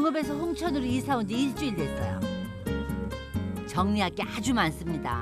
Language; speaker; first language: Korean; native; Korean